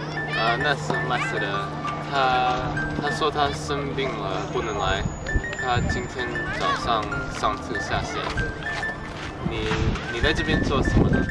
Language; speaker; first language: Chinese; non-native, learner; English